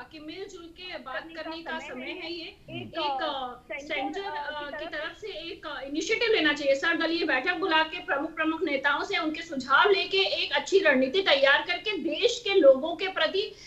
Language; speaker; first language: Hindi; native; Hindi